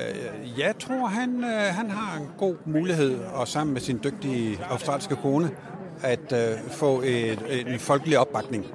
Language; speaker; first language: Danish; native; Danish